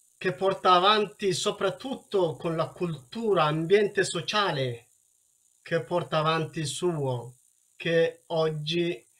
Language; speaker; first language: Italian; non-native, learner; Wolaytta